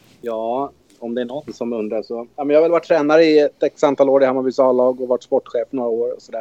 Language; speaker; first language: Swedish; native; Swedish